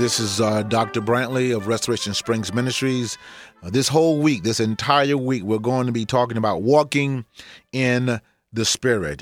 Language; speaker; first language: English; native; English